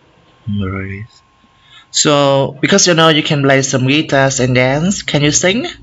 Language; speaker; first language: English; non-native, learner; Vietnamese